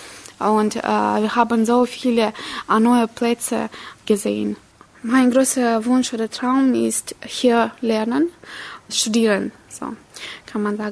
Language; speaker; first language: German; non-native, learner; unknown